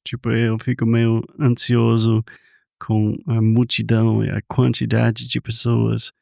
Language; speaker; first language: Portuguese; non-native, fluent; English